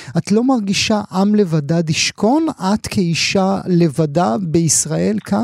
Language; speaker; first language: Hebrew; native; Hebrew